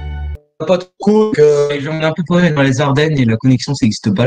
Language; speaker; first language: French; native; French